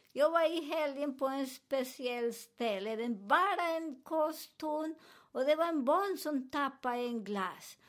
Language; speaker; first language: Swedish; non-native, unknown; Spanish